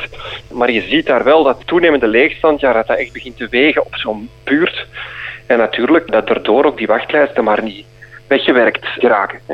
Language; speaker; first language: Dutch; native; Dutch